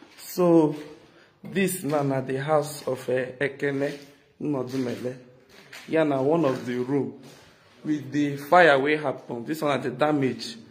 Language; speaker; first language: Nigerian Pidgin; non-native, local second language; Igbo